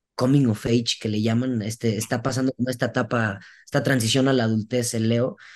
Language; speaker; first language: Spanish; native; Spanish